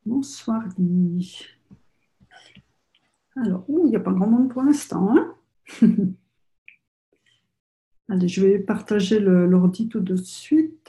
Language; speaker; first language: French; native; French